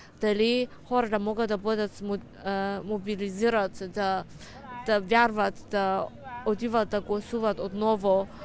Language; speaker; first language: Bulgarian; non-native, fluent; Chinese